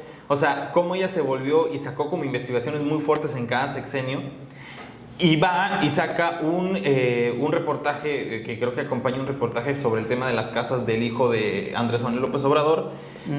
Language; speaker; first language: Spanish; native; Spanish